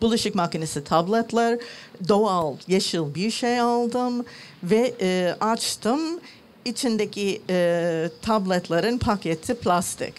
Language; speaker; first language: Turkish; non-native, learner; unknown